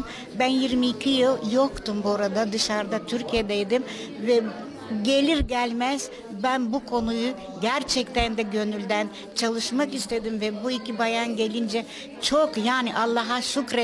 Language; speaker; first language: Turkish; non-native, local second language; Tatar